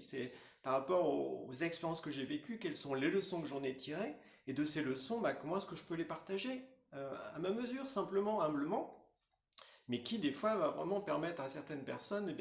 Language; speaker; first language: French; native; French